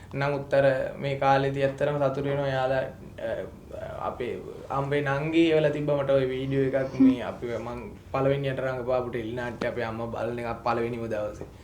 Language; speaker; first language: Sinhala; native; Sinhala